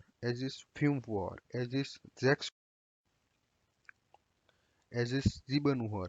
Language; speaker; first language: German; non-native, learner; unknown